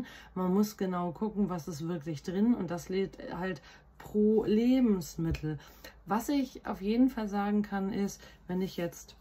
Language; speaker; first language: German; native; German